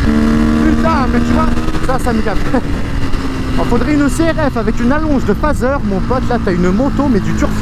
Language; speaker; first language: French; native; French